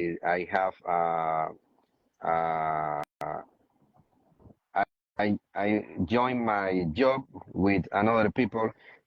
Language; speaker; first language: English; non-native, learner; Spanish